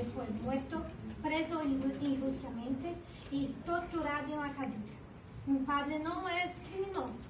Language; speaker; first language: Portuguese; early bilingual, heritage; Spanish